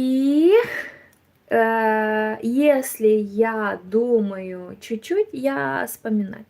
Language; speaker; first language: Russian; non-native, learner; Romanian